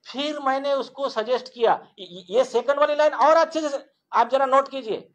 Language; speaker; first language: Hindi; non-native, local second language; Marathi